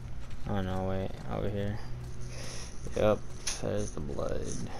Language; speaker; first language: English; native; English